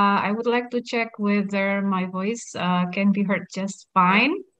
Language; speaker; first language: English; non-native, fluent; Indonesian